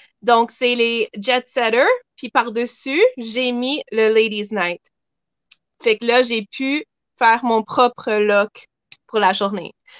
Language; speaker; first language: French; native; French